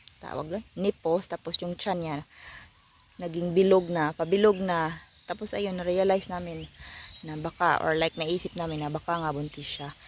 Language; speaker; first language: Filipino; non-native, local second language; Cebuano